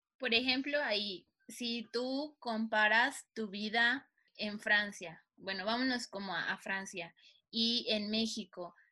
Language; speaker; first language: Spanish; native; Spanish